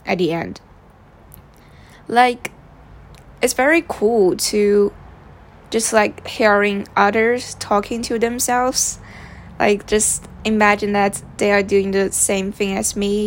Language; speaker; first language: English; non-native, fluent; Chinese